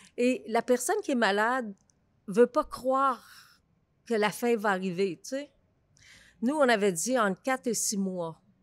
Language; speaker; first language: French; native; French